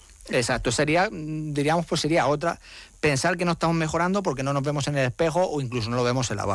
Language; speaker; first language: Spanish; native; Spanish